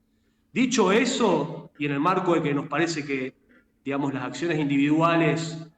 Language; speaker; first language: Spanish; native; Spanish